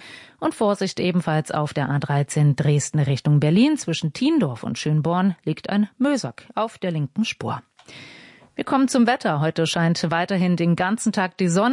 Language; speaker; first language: German; native; German